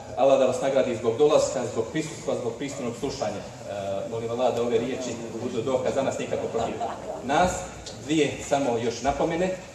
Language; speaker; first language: Bosnian; native; Bosnian